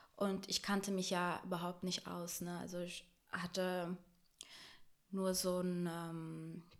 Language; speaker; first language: German; early bilingual, other home language; Portuguese